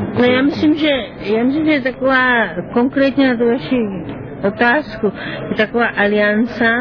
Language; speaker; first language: Czech; non-native, fluent; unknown